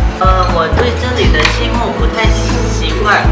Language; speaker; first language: Chinese; non-native, learner; Thai